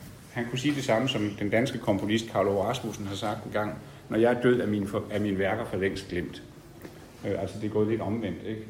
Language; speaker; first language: Danish; native; Danish